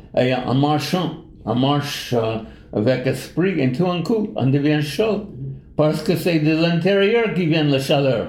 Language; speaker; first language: French; non-native, fluent; English